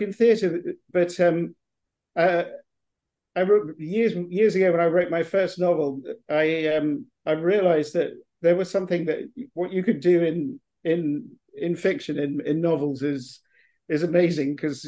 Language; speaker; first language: English; native; English